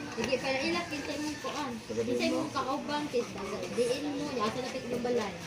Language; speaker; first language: Cebuano; native; Cebuano